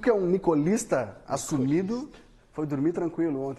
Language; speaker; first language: Portuguese; native; Portuguese